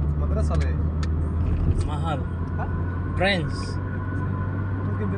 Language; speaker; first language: Arabic; non-native, learner; Bangla